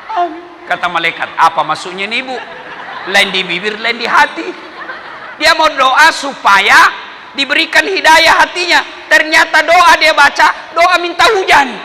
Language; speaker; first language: Indonesian; non-native, local second language; Buginese